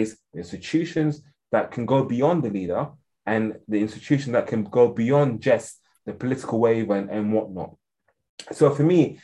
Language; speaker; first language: English; native; English